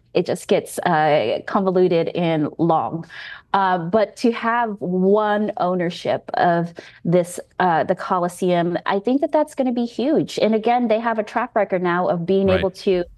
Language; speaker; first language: English; native; English